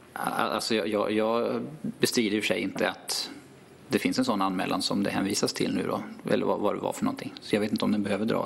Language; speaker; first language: Swedish; native; Swedish